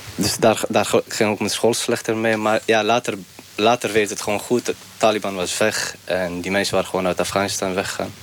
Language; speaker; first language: Dutch; early bilingual, other home language; Persian